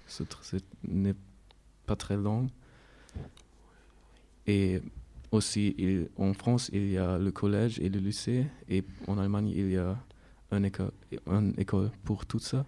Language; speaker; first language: French; non-native, learner; German